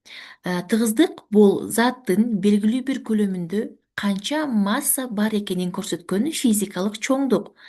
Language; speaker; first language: Kyrgyz; native; Kyrgyz